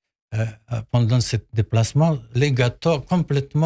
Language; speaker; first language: French; non-native, learner; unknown